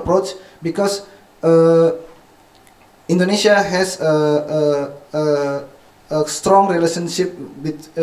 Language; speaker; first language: English; non-native, fluent; Indonesian